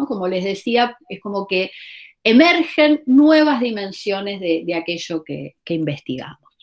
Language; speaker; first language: Spanish; native; Spanish